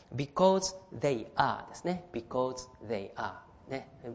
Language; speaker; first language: English; non-native, fluent; Japanese